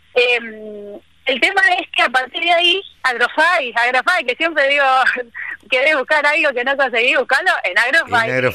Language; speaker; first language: Spanish; native; Spanish